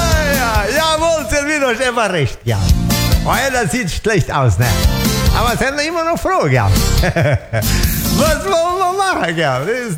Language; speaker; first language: German; early bilingual, heritage; German